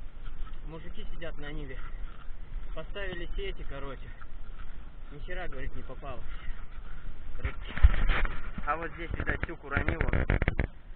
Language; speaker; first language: Russian; native; Russian